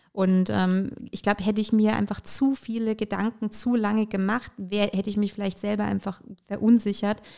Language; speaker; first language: German; early bilingual, other home language; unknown